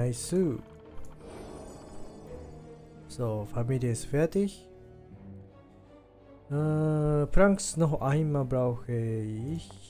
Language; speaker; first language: German; non-native, learner; Japanese